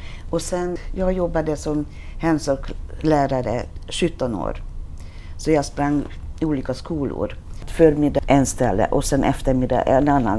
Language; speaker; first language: Swedish; non-native, fluent; Hungarian